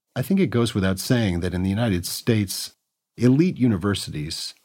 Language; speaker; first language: English; native; English